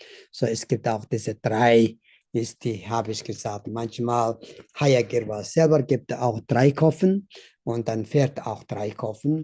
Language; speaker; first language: German; non-native, learner; Tibetan